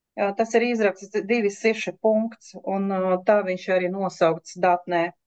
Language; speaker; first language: Latvian; non-native, local second language; Russian